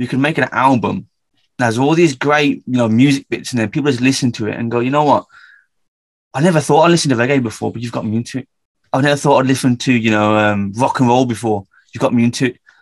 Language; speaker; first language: English; native; English